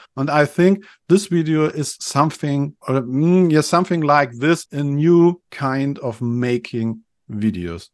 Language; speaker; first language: English; non-native, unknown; German